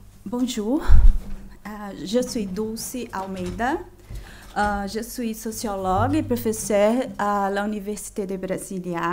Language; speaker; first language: French; non-native, fluent; Chinese